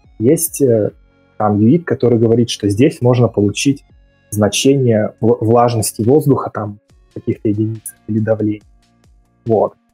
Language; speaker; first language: Russian; native; Russian